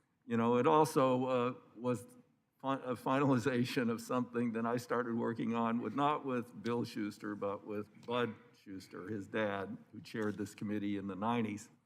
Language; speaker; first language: English; native; English